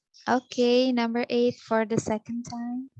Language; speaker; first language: English; non-native, fluent; Indonesian